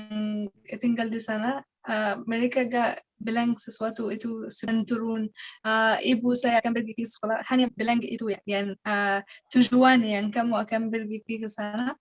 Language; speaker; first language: Indonesian; non-native, learner; Arabic